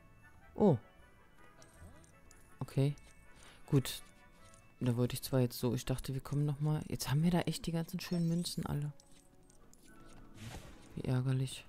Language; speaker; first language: German; native; German